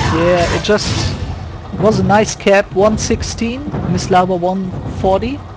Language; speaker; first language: English; non-native, fluent; German